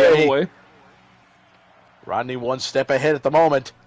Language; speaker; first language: English; native; English